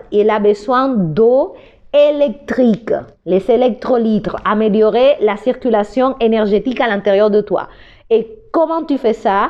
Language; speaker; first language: French; non-native, fluent; Spanish